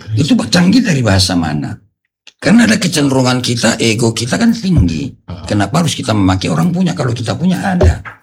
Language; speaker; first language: Indonesian; non-native, local second language; Batak Toba